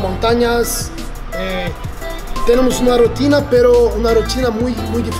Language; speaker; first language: Spanish; non-native, learner; Portuguese